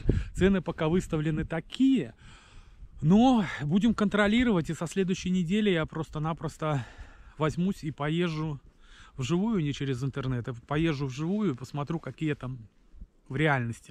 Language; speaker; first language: Russian; native; Russian